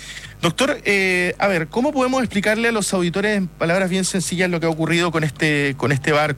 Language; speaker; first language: Spanish; native; Spanish